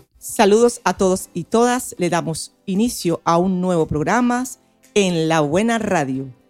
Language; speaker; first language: Spanish; native; Spanish